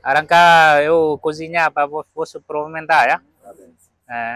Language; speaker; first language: Portuguese; non-native, learner; Vietnamese